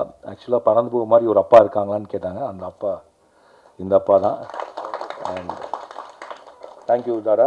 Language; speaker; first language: Tamil; native; Tamil